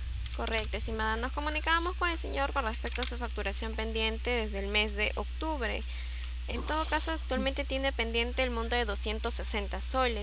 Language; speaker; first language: Spanish; native; Spanish